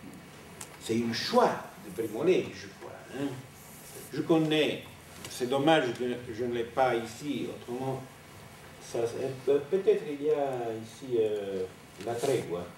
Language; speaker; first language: French; non-native, fluent; Italian